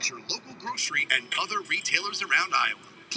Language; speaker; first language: English; native; English